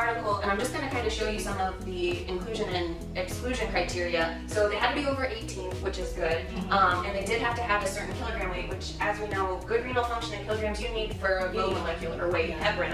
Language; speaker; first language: English; native; English